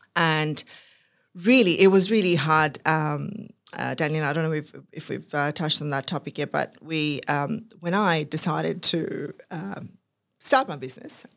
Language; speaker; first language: English; non-native, local second language; Urdu